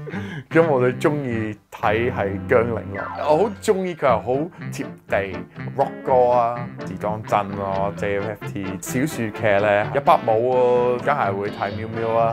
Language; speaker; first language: Chinese; non-native, fluent; English